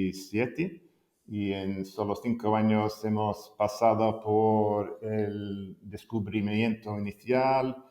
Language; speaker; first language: Spanish; non-native, fluent; English